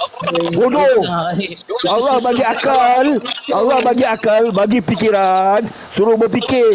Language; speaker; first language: Malay; native; Malay